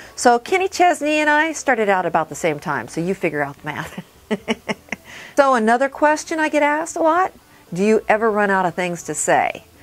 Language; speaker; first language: English; native; English